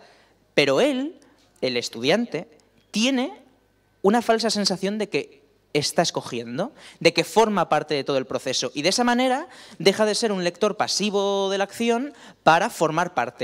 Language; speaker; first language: Spanish; native; Spanish